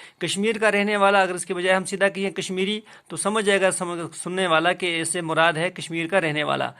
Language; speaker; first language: Urdu; non-native, local second language; Kashmiri